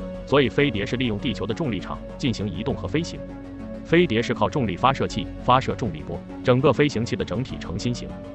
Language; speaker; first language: Chinese; native; Chinese